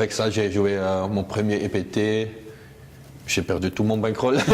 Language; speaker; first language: French; non-native, local second language; Dutch